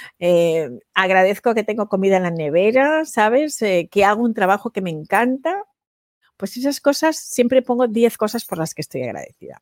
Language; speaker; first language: Spanish; native; Spanish